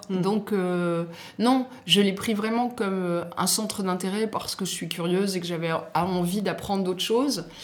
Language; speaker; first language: French; native; French